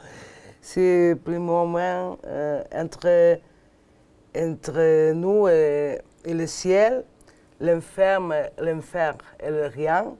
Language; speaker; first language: French; non-native, learner; Catalan